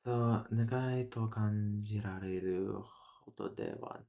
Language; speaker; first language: Japanese; non-native, learner; English